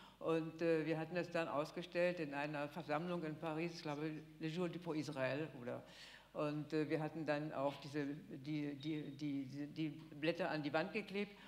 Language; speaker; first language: German; native; German